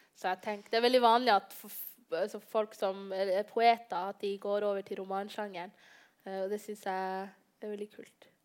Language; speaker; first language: Norwegian; early bilingual, other home language; Somali